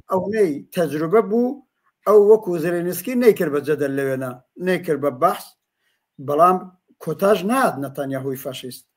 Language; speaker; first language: Central Kurdish; native; Central Kurdish